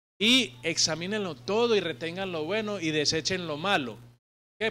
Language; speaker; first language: Spanish; native; Spanish